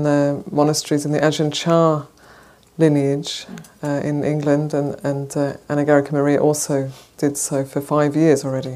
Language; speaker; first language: English; native; English